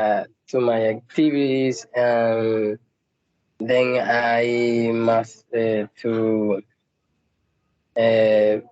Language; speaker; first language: English; non-native, learner; Spanish